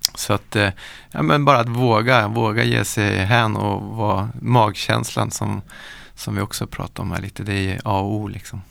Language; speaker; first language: Swedish; native; Swedish